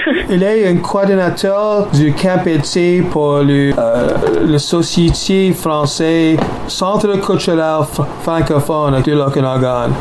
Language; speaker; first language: French; non-native, learner; English